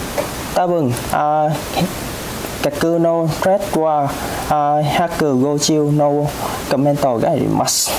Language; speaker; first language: Japanese; non-native, learner; Vietnamese